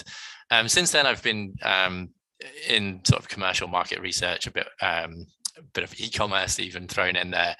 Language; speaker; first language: English; native; English